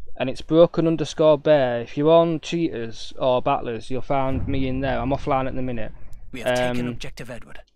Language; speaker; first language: English; native; English